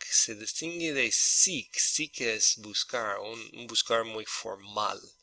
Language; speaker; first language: Spanish; non-native, fluent; English